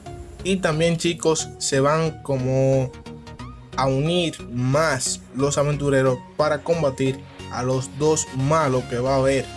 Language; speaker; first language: Spanish; native; Spanish